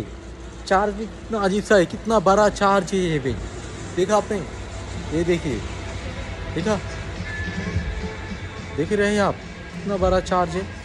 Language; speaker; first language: Hindi; non-native, learner; Bangla